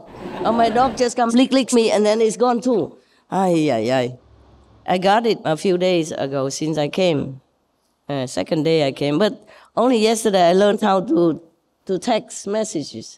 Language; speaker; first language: English; non-native, fluent; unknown